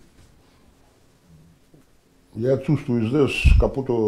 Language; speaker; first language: Russian; non-native, learner; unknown